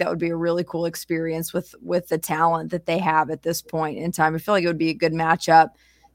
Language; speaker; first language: English; native; English